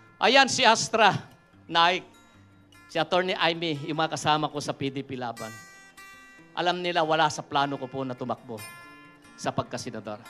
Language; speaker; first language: Filipino; non-native, local second language; Iloko